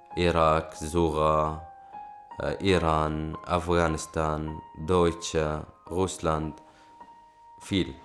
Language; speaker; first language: German; non-native, learner; Arabic